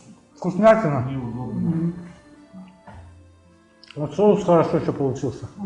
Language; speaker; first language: Russian; native; Russian